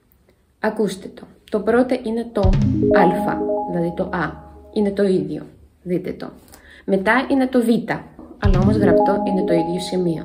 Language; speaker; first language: Greek; non-native, fluent; Russian